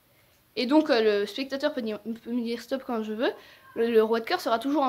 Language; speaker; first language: French; native; French